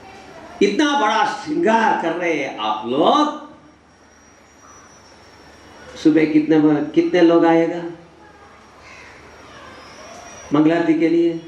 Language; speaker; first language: Hindi; non-native, learner; English